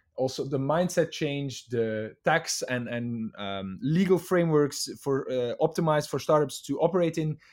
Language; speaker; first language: English; non-native, fluent; Dutch